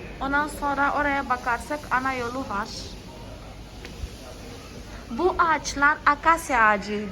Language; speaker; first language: Turkish; non-native, fluent; Portuguese